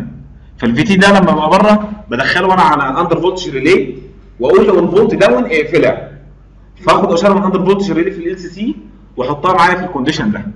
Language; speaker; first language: Arabic; native; Arabic